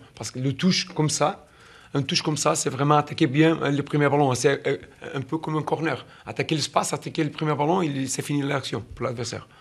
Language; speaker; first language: French; non-native, fluent; Portuguese